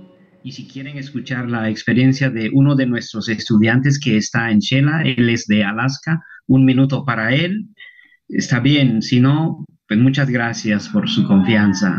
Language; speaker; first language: Spanish; non-native, local second language; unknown